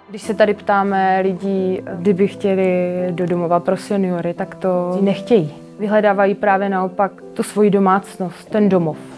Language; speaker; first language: Czech; native; Czech